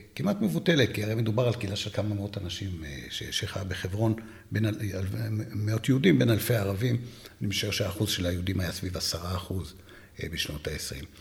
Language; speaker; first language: Hebrew; native; Hebrew